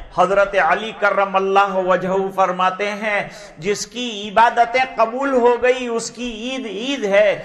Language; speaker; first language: Urdu; non-native, local second language; Gujarati